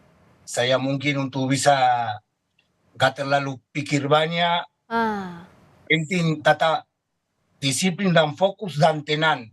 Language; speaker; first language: Indonesian; non-native, fluent; Spanish